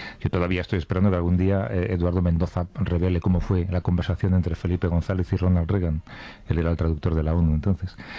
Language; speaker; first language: Spanish; native; Spanish